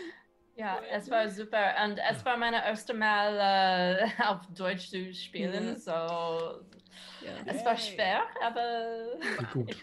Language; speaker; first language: German; non-native, learner; English